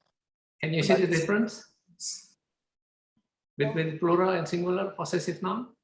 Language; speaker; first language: English; non-native, fluent; Indonesian